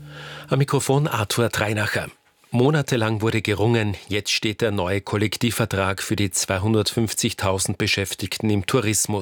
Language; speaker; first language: German; native; German